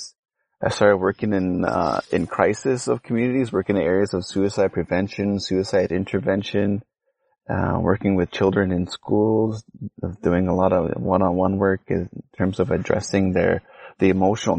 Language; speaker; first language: English; native; English